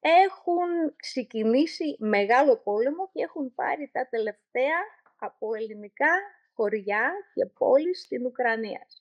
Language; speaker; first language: Greek; non-native, learner; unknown